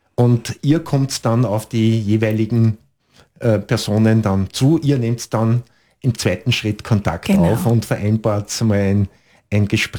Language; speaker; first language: German; native; German